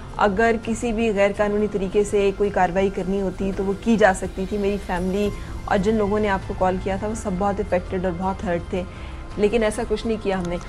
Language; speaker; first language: Urdu; native; Urdu